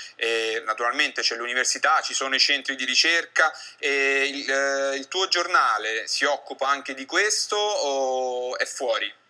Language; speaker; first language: Italian; native; Italian